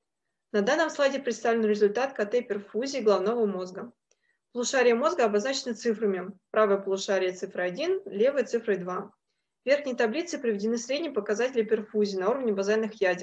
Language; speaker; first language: Russian; native; Russian